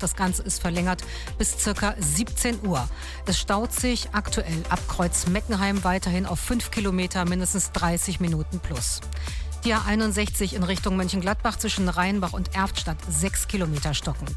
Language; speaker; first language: German; native; German